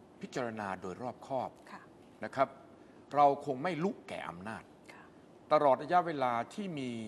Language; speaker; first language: Thai; native; Thai